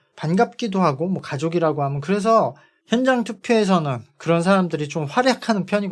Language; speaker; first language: Korean; native; Korean